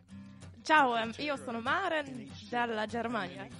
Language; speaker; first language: Italian; non-native, fluent; German